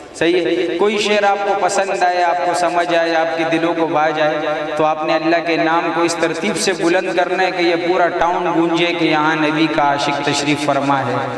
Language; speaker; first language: Urdu; non-native, local second language; Pashto